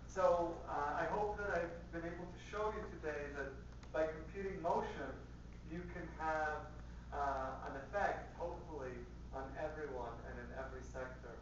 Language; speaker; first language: English; early bilingual, other home language; Spanish